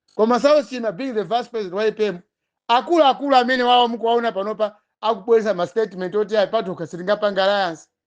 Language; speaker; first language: Nyanja; non-native, local second language; Tumbuka